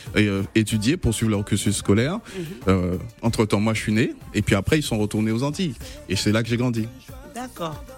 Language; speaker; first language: French; native; French